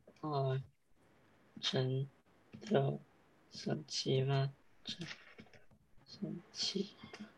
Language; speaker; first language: Chinese; early bilingual, heritage; Chinese